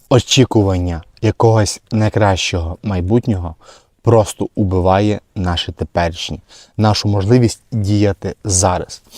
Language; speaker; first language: Ukrainian; non-native, local second language; Russian